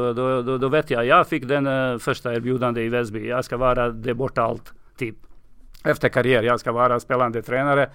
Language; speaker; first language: Swedish; non-native, fluent; Serbian